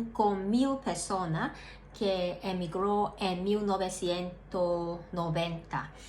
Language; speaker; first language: Spanish; non-native, learner; Cantonese